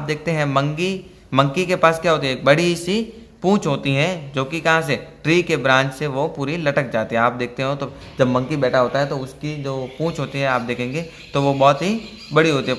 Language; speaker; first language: Hindi; native; Hindi